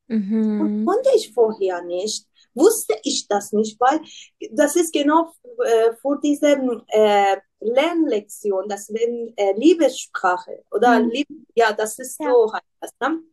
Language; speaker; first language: German; non-native, learner; Persian